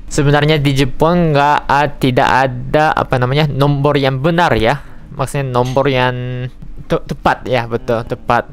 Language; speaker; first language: Indonesian; non-native, fluent; Japanese